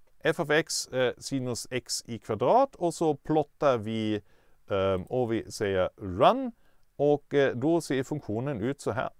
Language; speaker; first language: Swedish; non-native, fluent; German